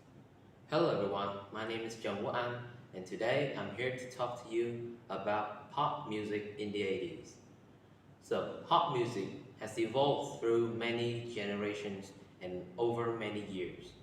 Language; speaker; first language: English; non-native, learner; Vietnamese